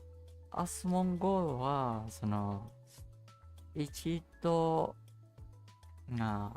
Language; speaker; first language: Japanese; non-native, learner; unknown